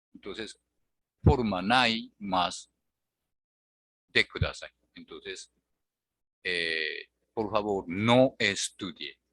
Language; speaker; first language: Spanish; non-native, fluent; Japanese